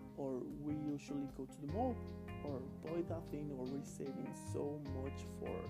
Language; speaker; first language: English; non-native, learner; Spanish